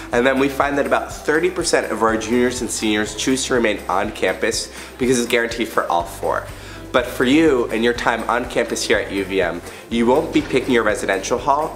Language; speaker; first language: English; native; English